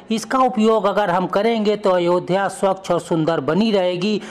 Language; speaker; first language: Hindi; native; Hindi